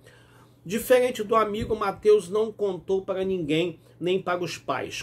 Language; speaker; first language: Portuguese; native; Portuguese